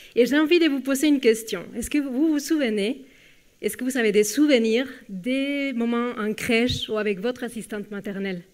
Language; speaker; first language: French; non-native, fluent; Spanish